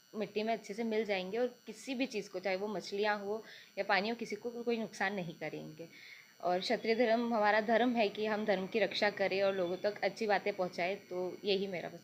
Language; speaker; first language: Hindi; native; Hindi